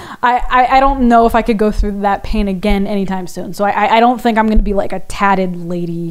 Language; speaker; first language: English; native; English